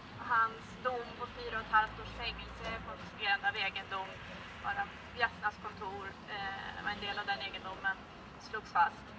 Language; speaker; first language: Swedish; native; Swedish